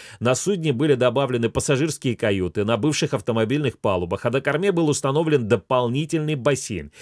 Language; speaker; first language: Russian; native; Russian